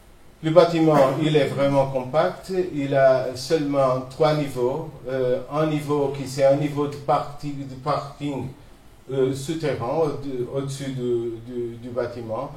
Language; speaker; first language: French; non-native, fluent; Portuguese